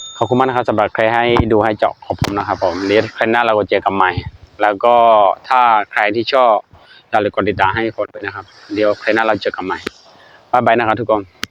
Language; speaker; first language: Thai; non-native, fluent; Burmese